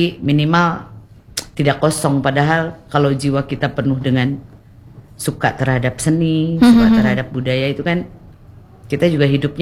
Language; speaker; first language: Indonesian; non-native, local second language; Javanese